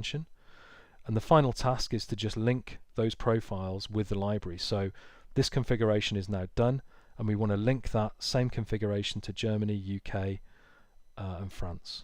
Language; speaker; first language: English; native; English